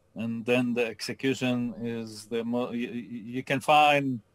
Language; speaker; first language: English; non-native, fluent; Hebrew